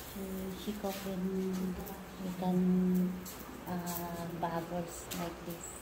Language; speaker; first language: English; non-native, local second language; Filipino